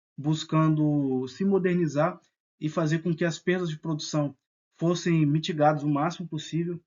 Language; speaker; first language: Portuguese; native; Portuguese